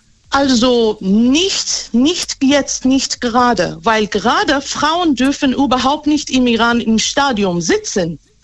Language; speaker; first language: German; non-native, fluent; Persian